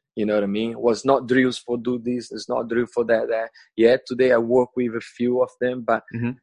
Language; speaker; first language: English; non-native, learner; Portuguese